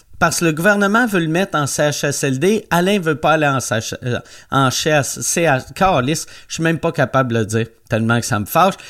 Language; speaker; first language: French; native; French